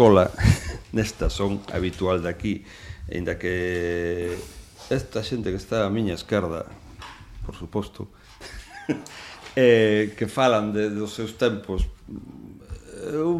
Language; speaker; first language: Galician; non-native, local second language; Spanish